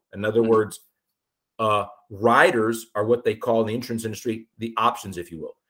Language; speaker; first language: English; native; English